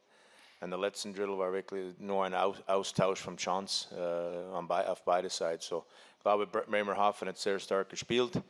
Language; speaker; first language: German; non-native, fluent; English